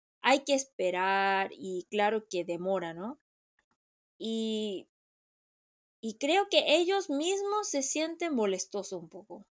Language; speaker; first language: Spanish; non-native, fluent; Korean